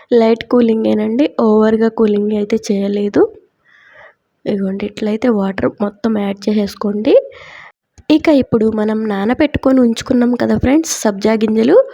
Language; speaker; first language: Telugu; native; Telugu